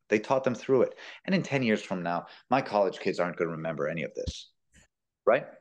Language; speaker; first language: English; early bilingual, other home language; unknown